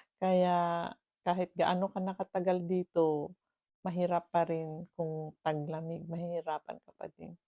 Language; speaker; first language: Filipino; non-native, local second language; Cebuano